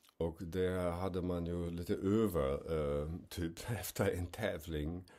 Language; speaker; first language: Swedish; non-native, fluent; German